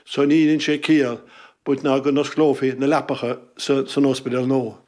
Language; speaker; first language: Irish; native; Irish